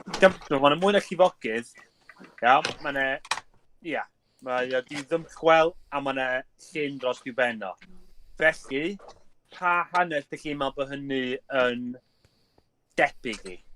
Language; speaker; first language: Welsh; native; Welsh